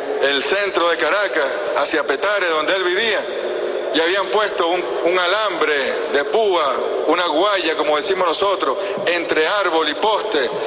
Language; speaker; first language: Spanish; native; Spanish